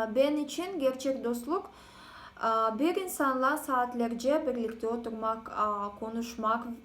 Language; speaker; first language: Turkish; non-native, learner; Kazakh